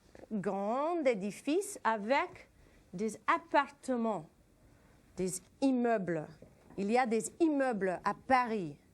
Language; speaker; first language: French; non-native, fluent; English